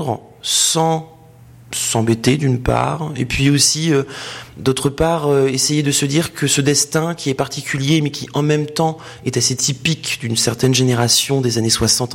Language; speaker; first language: French; native; French